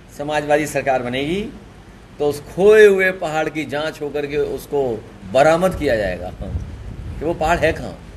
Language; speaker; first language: Hindi; native; Hindi